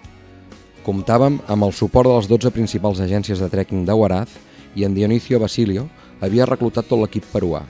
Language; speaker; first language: Catalan; native; Catalan